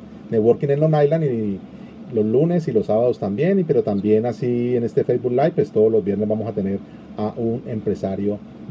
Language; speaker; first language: Spanish; native; Spanish